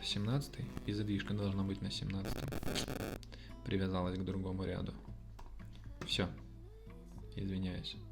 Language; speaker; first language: Russian; native; Russian